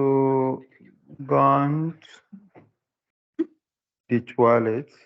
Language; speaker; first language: French; non-native, learner; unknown